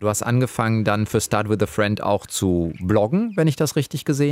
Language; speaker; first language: German; native; German